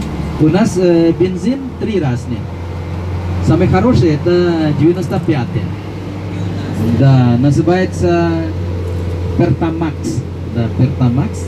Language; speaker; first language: Russian; non-native, fluent; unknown